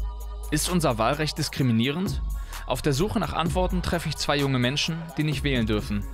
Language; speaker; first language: German; native; German